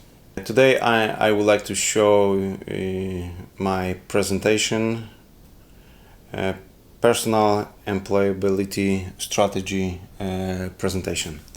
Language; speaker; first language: English; non-native, learner; Polish